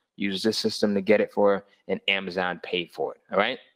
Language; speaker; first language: English; native; English